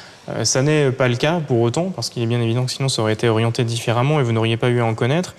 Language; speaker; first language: French; native; French